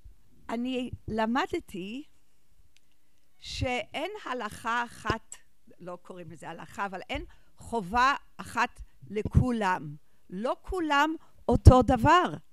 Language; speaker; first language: Hebrew; non-native, fluent; English